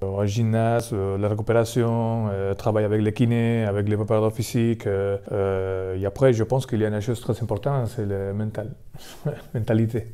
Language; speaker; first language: French; non-native, fluent; Spanish